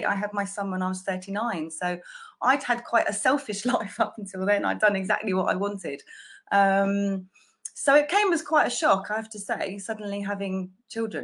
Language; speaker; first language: English; native; English